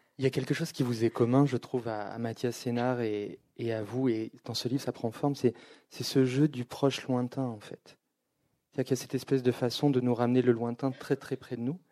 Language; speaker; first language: French; native; French